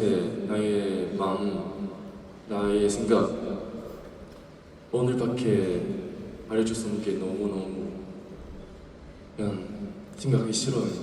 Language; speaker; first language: Korean; non-native, learner; Chinese